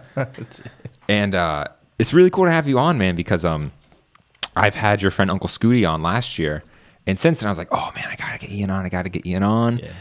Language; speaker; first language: English; native; English